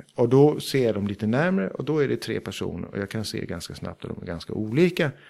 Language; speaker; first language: Swedish; early bilingual, heritage; Danish